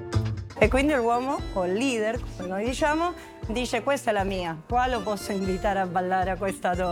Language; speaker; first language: Italian; non-native, fluent; Spanish